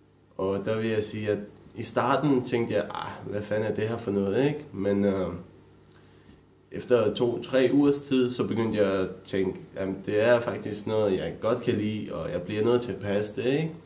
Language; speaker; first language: Danish; early bilingual, other home language; Romanian